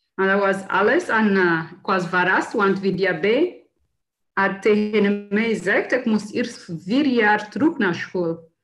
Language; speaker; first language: Dutch; non-native, fluent; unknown